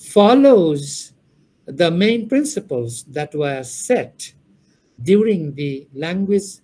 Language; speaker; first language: English; non-native, local second language; Bangla